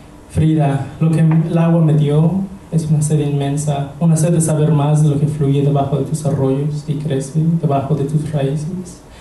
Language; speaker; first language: Spanish; early bilingual, heritage; Spanish